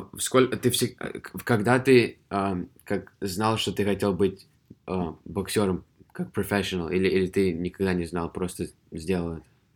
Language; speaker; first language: Russian; early bilingual, heritage; Russian